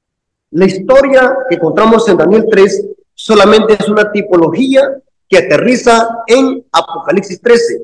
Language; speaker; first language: Spanish; native; Spanish